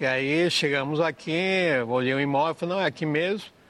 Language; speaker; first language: Portuguese; native; Portuguese